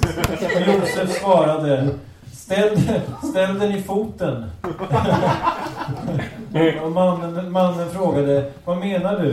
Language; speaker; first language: Swedish; native; Swedish